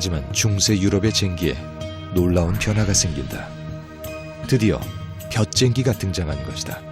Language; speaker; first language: Korean; native; Korean